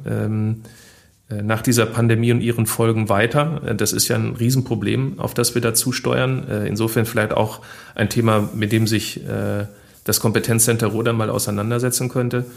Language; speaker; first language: German; native; German